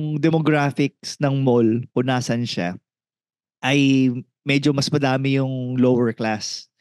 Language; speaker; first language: Filipino; native; Filipino